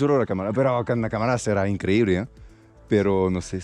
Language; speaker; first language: Spanish; non-native, learner; French